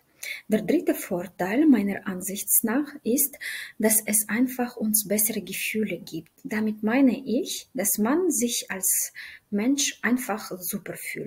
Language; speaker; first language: German; non-native, fluent; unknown